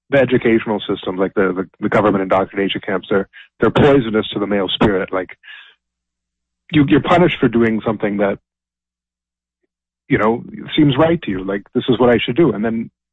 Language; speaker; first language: English; native; English